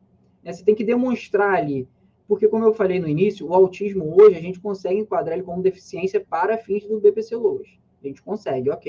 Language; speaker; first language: Portuguese; native; Portuguese